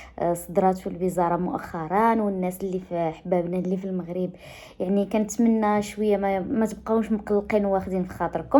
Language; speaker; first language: Arabic; native; Arabic